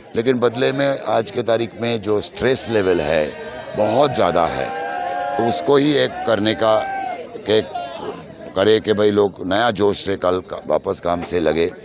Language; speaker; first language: Hindi; non-native, local second language; Bangla